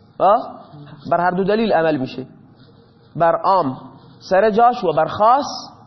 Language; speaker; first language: Persian; non-native, local second language; Baluchi